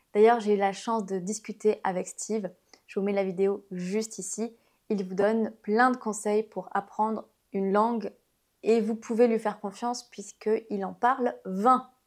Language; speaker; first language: French; native; French